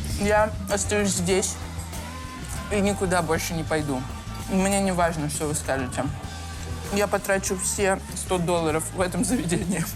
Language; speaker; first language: Russian; native; Russian